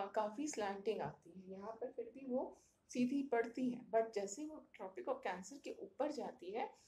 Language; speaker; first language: Hindi; native; Hindi